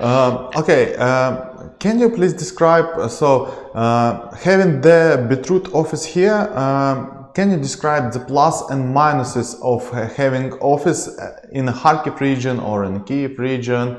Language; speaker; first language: English; non-native, learner; Ukrainian